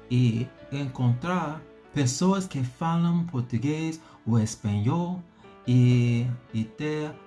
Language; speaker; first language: Portuguese; non-native, learner; English